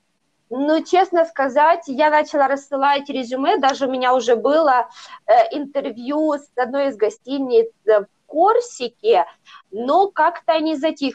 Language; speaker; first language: Russian; native; Russian